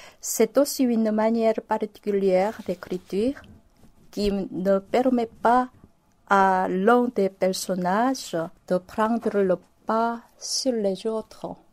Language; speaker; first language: French; non-native, fluent; Korean